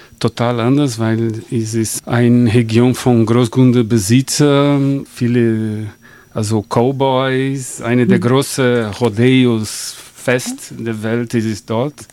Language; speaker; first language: German; non-native, fluent; Portuguese